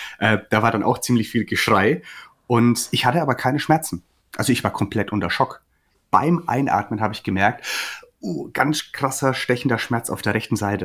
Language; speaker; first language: German; native; German